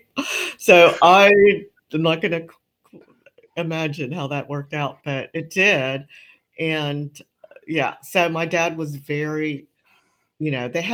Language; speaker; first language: English; native; English